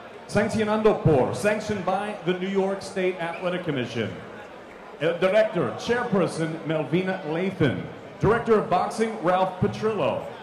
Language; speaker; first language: English; early bilingual, other home language; Spanish